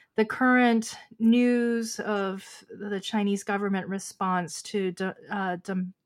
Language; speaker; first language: English; early bilingual, other home language; Chinese